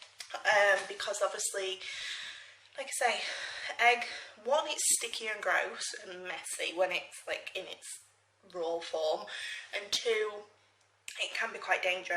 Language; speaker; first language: English; native; English